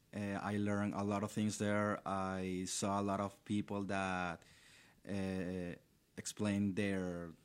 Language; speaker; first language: English; non-native, learner; Spanish